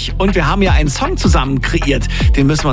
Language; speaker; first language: German; native; German